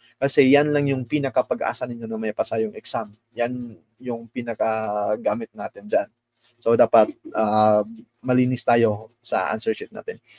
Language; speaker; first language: Filipino; non-native, local second language; Cebuano